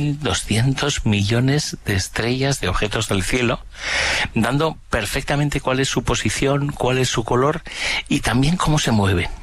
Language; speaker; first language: Spanish; native; Spanish